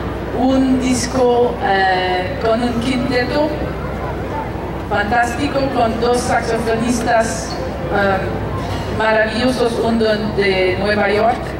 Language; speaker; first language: Spanish; non-native, learner; French